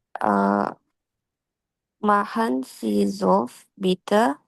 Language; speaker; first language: German; non-native, learner; Indonesian